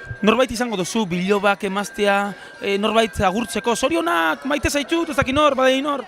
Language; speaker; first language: Basque; native; Basque